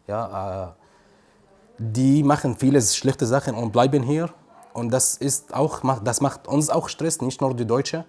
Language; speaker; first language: German; non-native, learner; Arabic